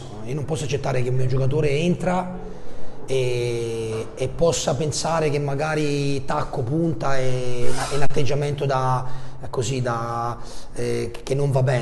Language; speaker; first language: Italian; native; Italian